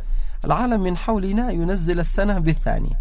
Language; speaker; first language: Arabic; native; Arabic